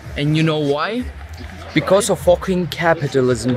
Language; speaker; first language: English; non-native, fluent; German